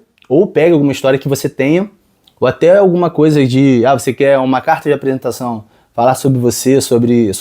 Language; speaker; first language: Portuguese; native; Portuguese